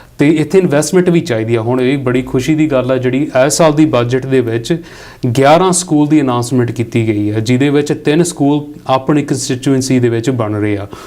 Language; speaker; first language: Punjabi; early bilingual, heritage; Punjabi